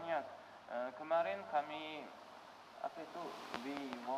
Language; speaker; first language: Indonesian; non-native, learner; Uzbek